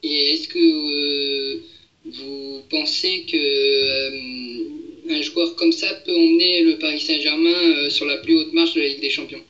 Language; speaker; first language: French; native; French